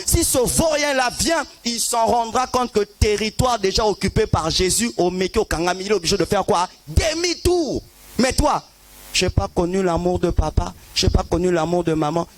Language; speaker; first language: French; non-native, local second language; Lingala